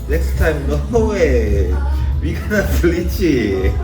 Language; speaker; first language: English; non-native, learner; Korean